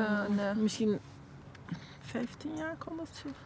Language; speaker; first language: Dutch; non-native, learner; Turkish